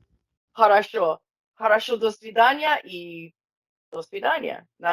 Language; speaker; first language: Russian; non-native, learner; English